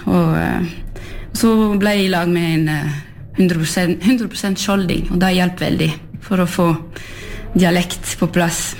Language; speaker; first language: Norwegian; early bilingual, heritage; French